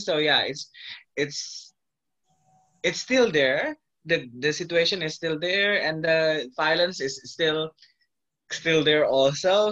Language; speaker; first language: English; non-native, fluent; Indonesian